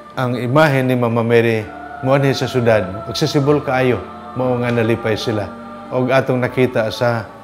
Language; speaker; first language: Cebuano; native; Cebuano